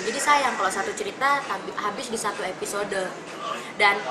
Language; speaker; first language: Indonesian; native; Indonesian